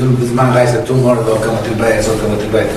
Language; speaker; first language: Danish; non-native, learner; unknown